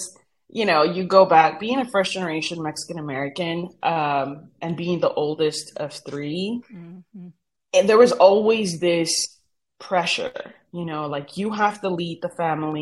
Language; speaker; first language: English; early bilingual, other home language; Spanish